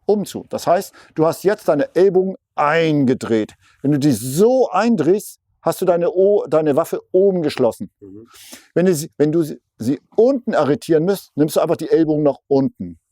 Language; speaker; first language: German; native; German